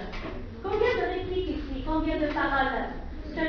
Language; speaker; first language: French; non-native, local second language; Arabic